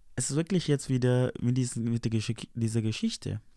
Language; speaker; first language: German; non-native, fluent; Indonesian